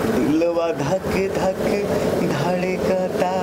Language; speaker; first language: Hindi; native; Hindi